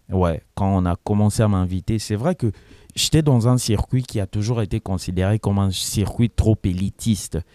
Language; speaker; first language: French; non-native, local second language; Lingala